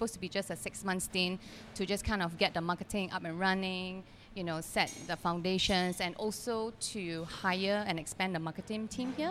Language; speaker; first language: English; non-native, local second language; Cantonese